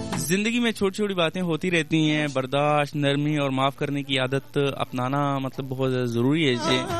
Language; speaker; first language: Urdu; non-native, local second language; Pashto